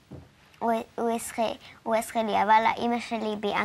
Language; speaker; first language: Hebrew; early bilingual, heritage; English